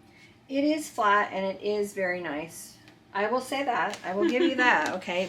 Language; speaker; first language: English; native; English